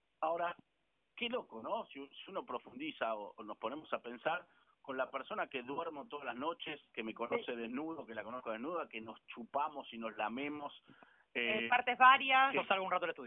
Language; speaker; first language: Spanish; native; Spanish